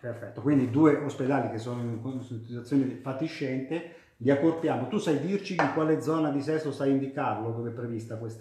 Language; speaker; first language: Italian; native; Italian